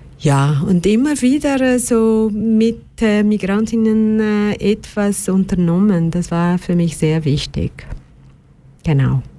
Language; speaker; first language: German; non-native, fluent; Portuguese